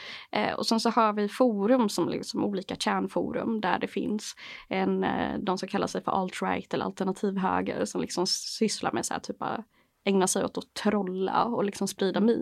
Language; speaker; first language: Swedish; native; Swedish